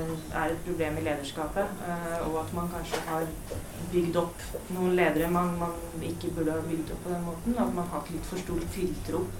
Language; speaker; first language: Norwegian; native; Norwegian